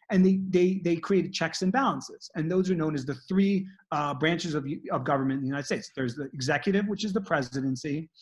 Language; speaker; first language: English; native; English